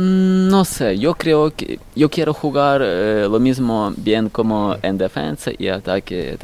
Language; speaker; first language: Spanish; non-native, learner; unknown